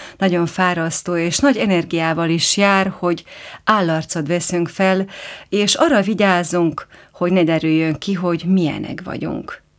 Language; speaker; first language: Hungarian; native; Hungarian